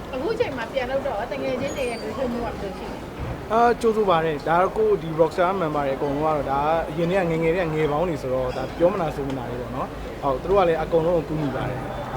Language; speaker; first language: Burmese; native; Burmese